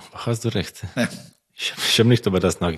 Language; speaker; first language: German; non-native, learner; Croatian